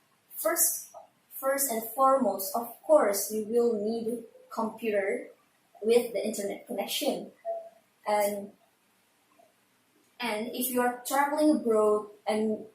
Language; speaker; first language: English; non-native, learner; Indonesian